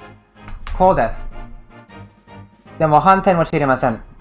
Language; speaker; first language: Japanese; non-native, learner; English